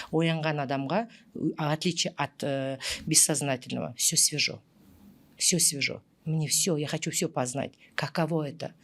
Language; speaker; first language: Russian; non-native, local second language; Kazakh